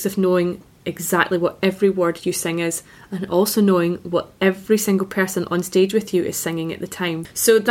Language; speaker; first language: English; native; English